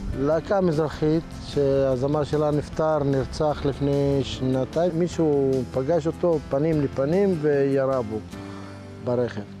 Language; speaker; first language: Hebrew; non-native, local second language; Arabic